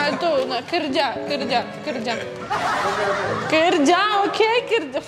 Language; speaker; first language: Indonesian; non-native, learner; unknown